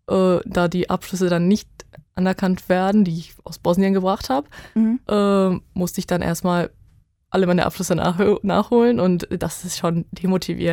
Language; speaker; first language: German; non-native, fluent; Bosnian